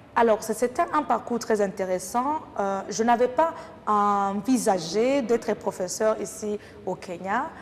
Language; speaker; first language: French; non-native, local second language; Kinyarwanda